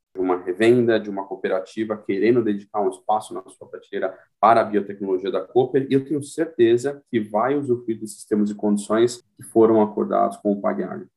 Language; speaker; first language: Portuguese; native; Portuguese